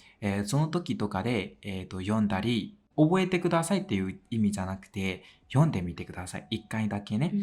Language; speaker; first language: Japanese; non-native, fluent; Burmese